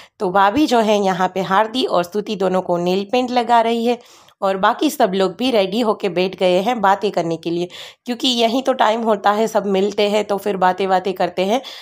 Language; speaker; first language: Hindi; non-native, local second language; Gujarati